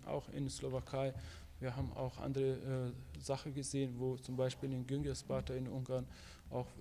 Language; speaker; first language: German; non-native, fluent; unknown